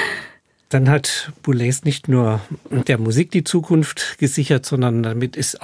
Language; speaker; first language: German; native; German